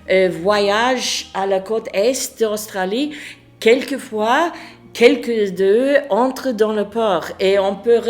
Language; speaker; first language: French; non-native, fluent; English